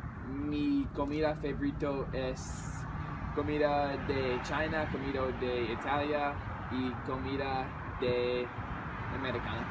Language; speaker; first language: Spanish; non-native, learner; English